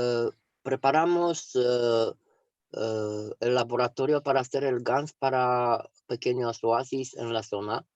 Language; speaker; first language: Spanish; non-native, fluent; Romanian